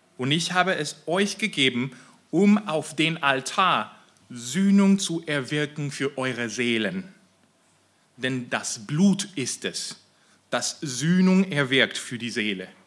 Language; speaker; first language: German; non-native, fluent; Spanish